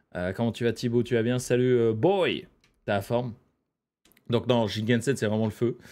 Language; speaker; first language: French; native; French